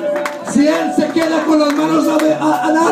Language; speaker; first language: Spanish; early bilingual, heritage; Spanish